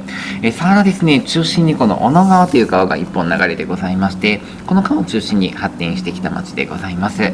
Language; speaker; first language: Japanese; native; Japanese